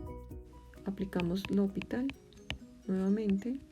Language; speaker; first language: Spanish; native; Spanish